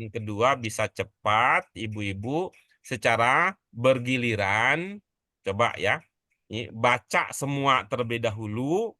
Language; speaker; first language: Indonesian; native; Indonesian